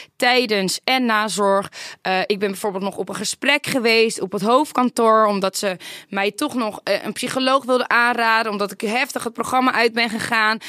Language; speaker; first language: Dutch; native; Dutch